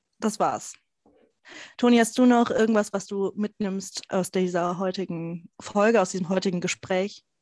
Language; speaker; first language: German; native; German